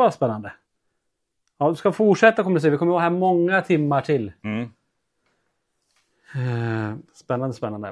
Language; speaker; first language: Swedish; native; Swedish